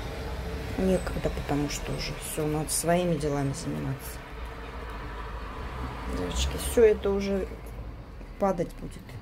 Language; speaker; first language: Russian; native; Russian